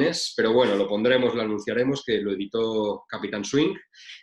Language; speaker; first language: Spanish; native; Spanish